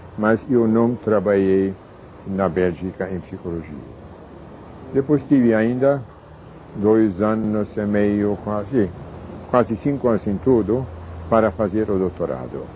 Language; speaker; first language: Portuguese; non-native, fluent; Hungarian